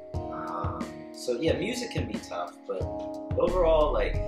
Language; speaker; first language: English; native; English